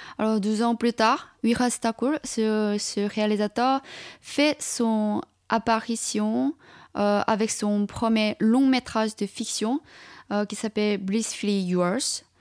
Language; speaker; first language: French; non-native, fluent; Chinese